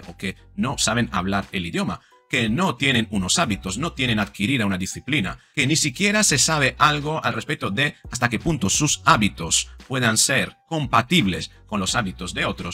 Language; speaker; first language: Spanish; native; Spanish